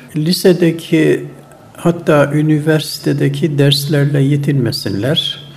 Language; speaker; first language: Turkish; native; Turkish